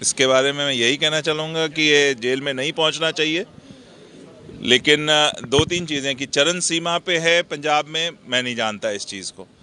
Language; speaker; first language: Hindi; non-native, local second language; Punjabi